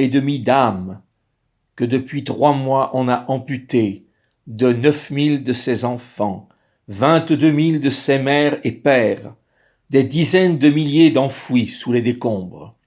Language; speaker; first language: French; native; French